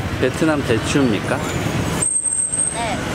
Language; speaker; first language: Korean; non-native, learner; Vietnamese